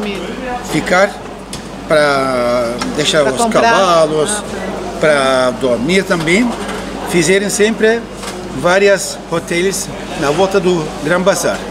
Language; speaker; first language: Portuguese; non-native, learner; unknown